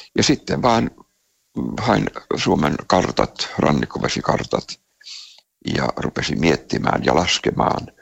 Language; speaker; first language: Finnish; native; Finnish